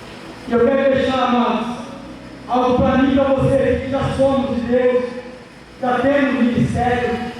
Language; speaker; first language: Portuguese; native; Portuguese